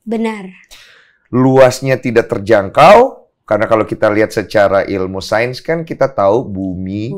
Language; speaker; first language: Indonesian; native; Indonesian